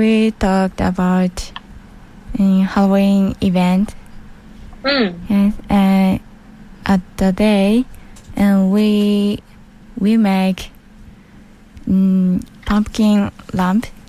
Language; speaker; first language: English; non-native, learner; Japanese